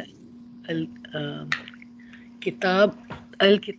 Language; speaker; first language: Arabic; non-native, learner; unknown